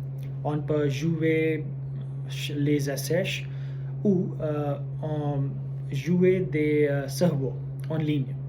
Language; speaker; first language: French; non-native, learner; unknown